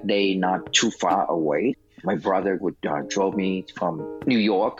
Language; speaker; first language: English; non-native, fluent; Vietnamese